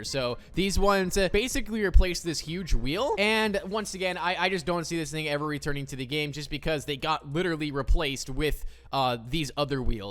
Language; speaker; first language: English; native; English